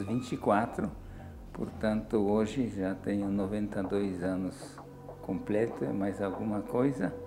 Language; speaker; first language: Portuguese; non-native, fluent; Polish